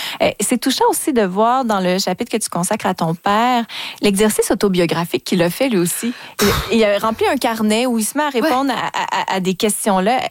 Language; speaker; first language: French; native; French